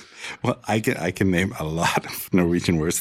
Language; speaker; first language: English; non-native, fluent; Danish